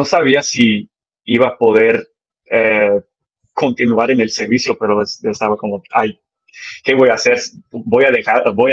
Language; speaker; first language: Spanish; early bilingual, heritage; English